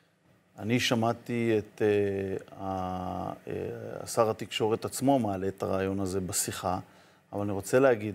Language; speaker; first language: Hebrew; native; Hebrew